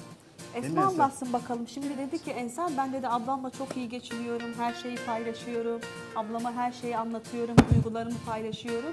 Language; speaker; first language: Turkish; native; Turkish